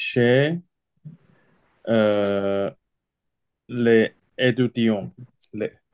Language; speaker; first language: French; non-native, learner; Chinese